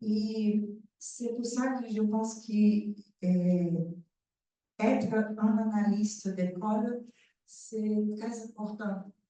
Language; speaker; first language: French; non-native, learner; Portuguese